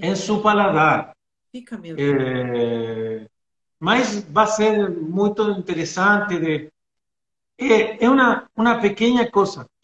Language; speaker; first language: Portuguese; non-native, learner; Spanish